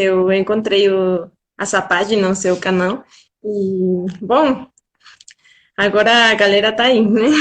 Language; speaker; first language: Portuguese; non-native, fluent; Spanish